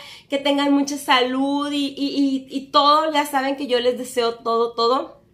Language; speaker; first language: Spanish; native; Spanish